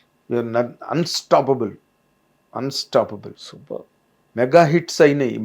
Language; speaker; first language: Telugu; native; Telugu